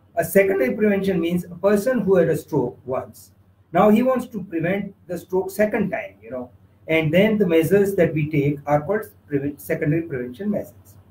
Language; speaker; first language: English; non-native, local second language; Gujarati